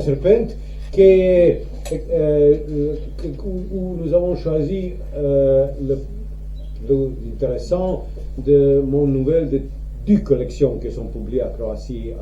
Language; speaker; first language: French; non-native, learner; Croatian